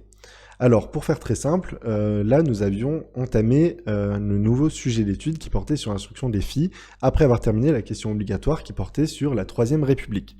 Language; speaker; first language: French; native; French